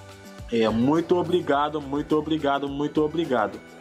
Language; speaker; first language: Portuguese; non-native, fluent; Wolof